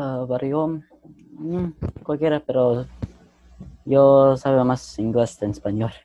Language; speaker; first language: Spanish; early bilingual, other home language; English